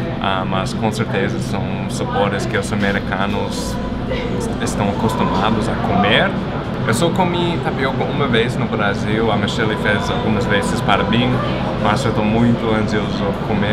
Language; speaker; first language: Portuguese; non-native, fluent; English